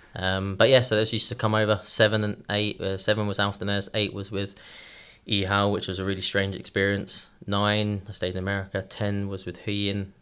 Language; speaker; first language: English; native; English